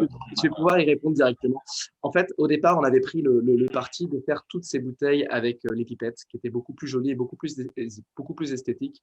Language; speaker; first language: French; native; French